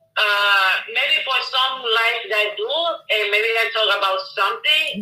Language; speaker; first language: English; non-native, learner; Spanish